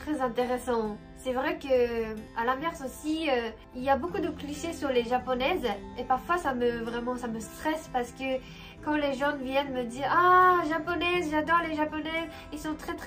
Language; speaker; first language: French; non-native, fluent; Japanese